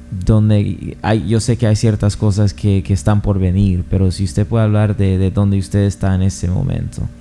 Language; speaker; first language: Spanish; non-native, fluent; English